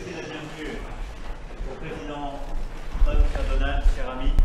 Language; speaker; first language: French; native; French